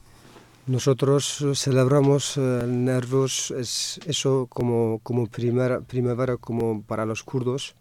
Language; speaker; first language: Spanish; non-native, fluent; Kurdish